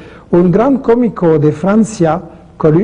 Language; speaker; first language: Spanish; non-native, fluent; French